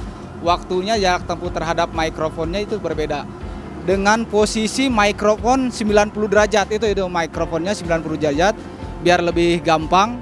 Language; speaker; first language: Indonesian; native; Indonesian